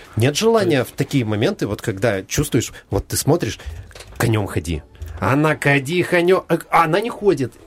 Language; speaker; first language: Russian; native; Russian